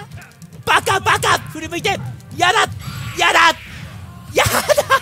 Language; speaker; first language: Japanese; native; Japanese